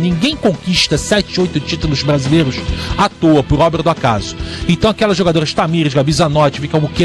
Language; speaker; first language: Portuguese; native; Portuguese